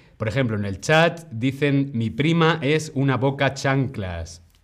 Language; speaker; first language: Spanish; native; Spanish